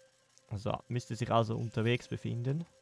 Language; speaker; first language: German; native; German